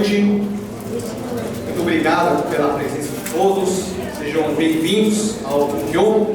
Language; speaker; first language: Portuguese; native; Portuguese